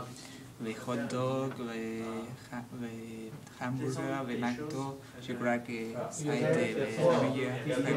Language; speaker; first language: French; non-native, learner; Catalan